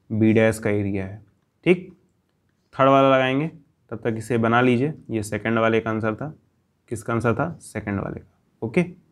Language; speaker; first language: Hindi; native; Hindi